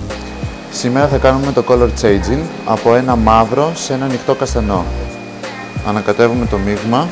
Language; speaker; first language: Greek; native; Greek